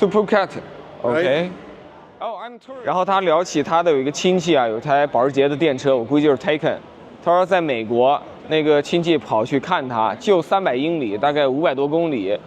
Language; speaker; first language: Chinese; native; Chinese